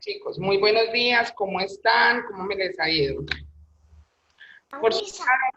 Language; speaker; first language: Spanish; native; Spanish